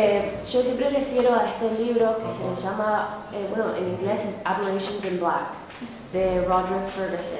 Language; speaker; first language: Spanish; non-native, fluent; English